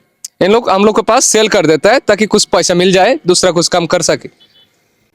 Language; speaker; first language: Hindi; non-native, learner; Bangla